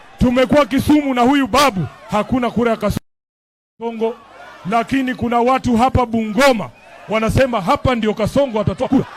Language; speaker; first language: Swahili; non-native, local second language; Luyia